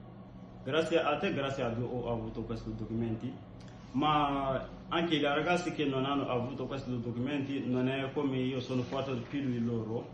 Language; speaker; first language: Italian; non-native, learner; Bambara